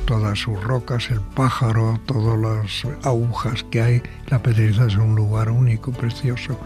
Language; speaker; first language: Spanish; native; Spanish